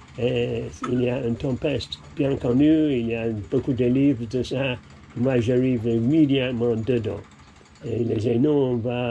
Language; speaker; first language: French; non-native, learner; English